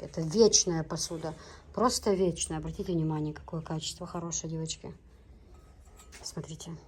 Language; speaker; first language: Russian; non-native, local second language; Chechen